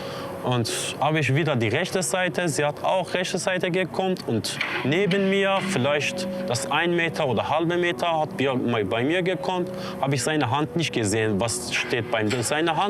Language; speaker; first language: German; non-native, learner; Kurdish